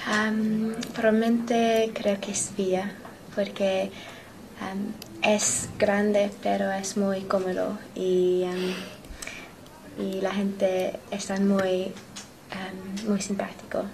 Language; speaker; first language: Spanish; non-native, learner; English